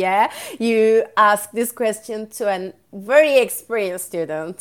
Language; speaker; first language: English; non-native, fluent; Turkish